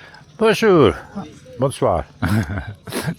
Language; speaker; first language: French; non-native, learner; Italian